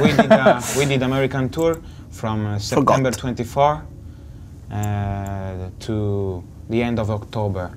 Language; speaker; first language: English; non-native, learner; Italian